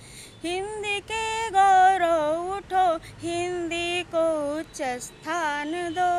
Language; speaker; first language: Hindi; native; Hindi